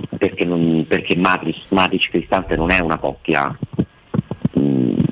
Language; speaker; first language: Italian; native; Italian